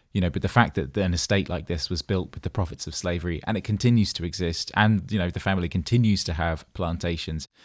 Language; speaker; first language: English; native; English